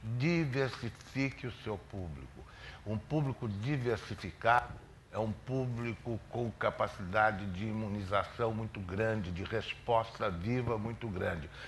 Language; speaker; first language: Portuguese; native; Portuguese